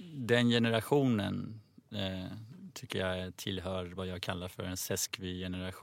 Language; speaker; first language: Swedish; early bilingual, other home language; Persian